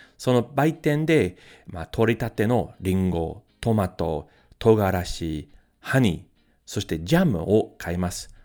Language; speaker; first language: Japanese; non-native, fluent; English